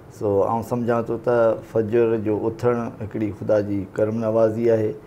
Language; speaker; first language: Sindhi; native; Sindhi